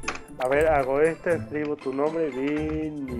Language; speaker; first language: Spanish; native; Spanish